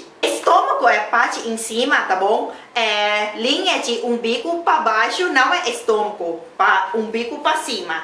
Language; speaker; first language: Portuguese; non-native, learner; Thai